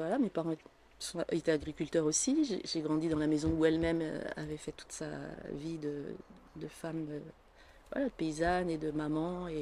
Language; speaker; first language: French; native; French